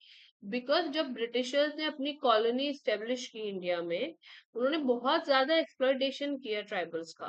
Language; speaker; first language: Hindi; native; Hindi